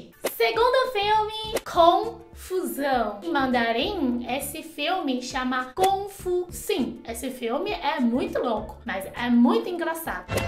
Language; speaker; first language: Portuguese; non-native, fluent; Chinese